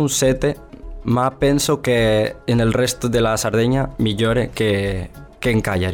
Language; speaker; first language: Italian; non-native, learner; Spanish